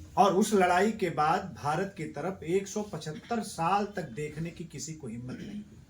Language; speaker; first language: Hindi; native; Hindi